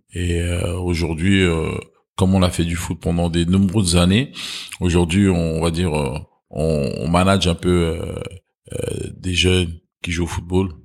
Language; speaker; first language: French; early bilingual, other home language; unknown